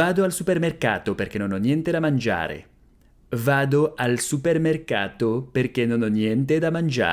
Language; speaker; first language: Italian; non-native, learner; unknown